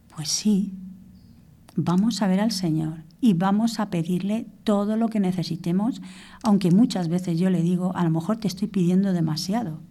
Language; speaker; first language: Spanish; non-native, fluent; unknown